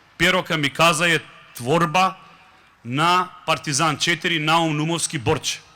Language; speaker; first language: Macedonian; native; Macedonian